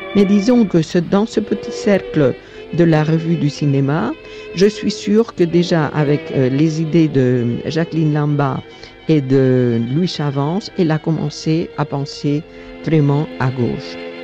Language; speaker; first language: French; non-native, fluent; Catalan